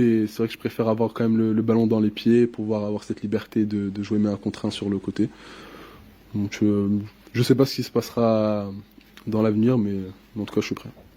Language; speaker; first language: French; native; French